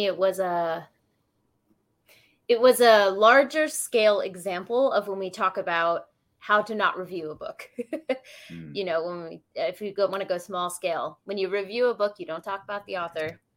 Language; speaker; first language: English; native; English